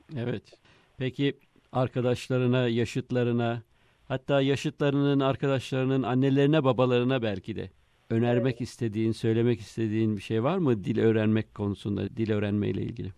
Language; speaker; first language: Turkish; native; Turkish